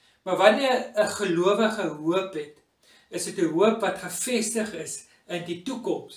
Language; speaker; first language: Afrikaans; native; Afrikaans